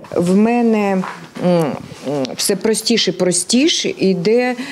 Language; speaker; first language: Ukrainian; non-native, local second language; Russian